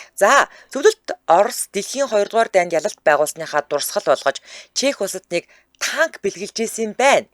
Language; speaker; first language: Mongolian; native; Mongolian